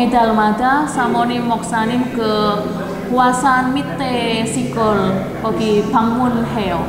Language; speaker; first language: Korean; non-native, learner; Indonesian